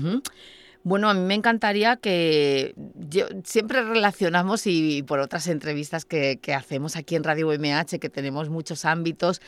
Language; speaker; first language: Spanish; native; Spanish